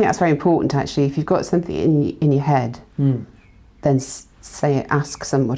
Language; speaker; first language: English; native; English